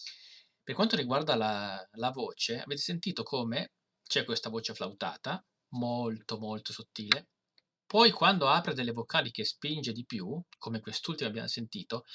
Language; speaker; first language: Italian; native; Italian